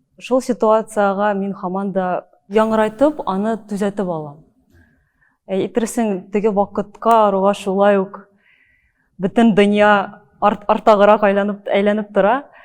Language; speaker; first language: Tatar; early bilingual, heritage; Tatar